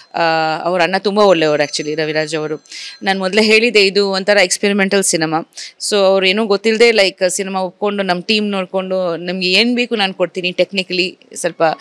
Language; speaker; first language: Kannada; non-native, fluent; Bangla